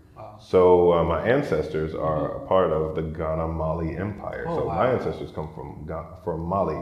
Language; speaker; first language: English; native; English